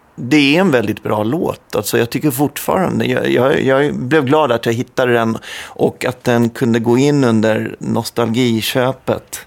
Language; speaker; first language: Swedish; native; Swedish